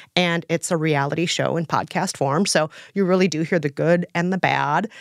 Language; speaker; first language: English; native; English